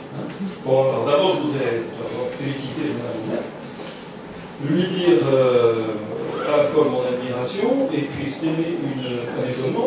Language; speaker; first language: French; native; French